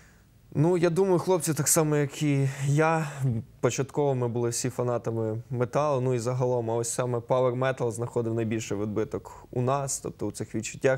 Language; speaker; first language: Ukrainian; native; Ukrainian